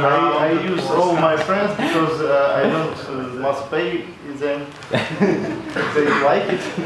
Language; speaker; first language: English; non-native, local second language; Latvian